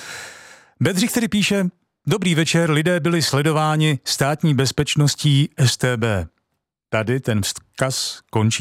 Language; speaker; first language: Czech; native; Czech